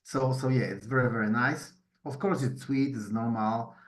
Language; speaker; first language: English; non-native, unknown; Polish